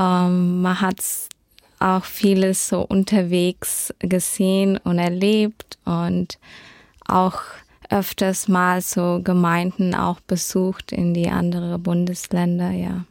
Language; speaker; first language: German; early bilingual, heritage; German